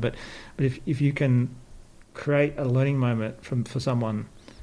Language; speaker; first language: English; native; English